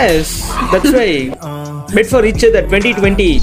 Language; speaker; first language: English; non-native, learner; Tamil